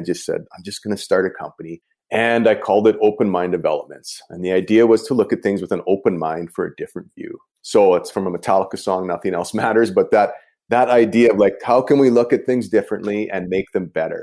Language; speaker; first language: English; native; English